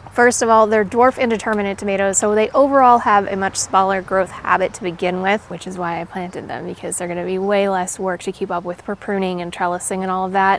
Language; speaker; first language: English; native; English